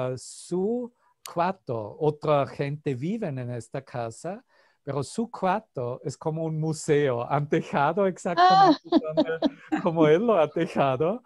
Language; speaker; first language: Spanish; non-native, fluent; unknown